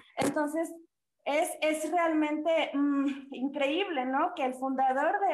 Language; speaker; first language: Spanish; non-native, local second language; Nahuatl languages